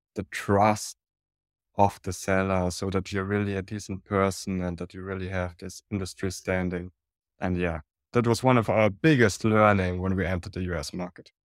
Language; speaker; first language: English; non-native, fluent; German